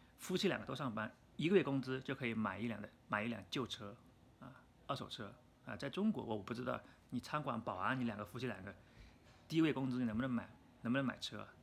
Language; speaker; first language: Chinese; native; Chinese